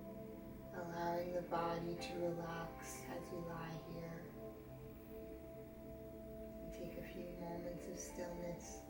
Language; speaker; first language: English; native; English